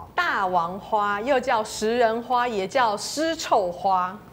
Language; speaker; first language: Chinese; early bilingual, heritage; Spanish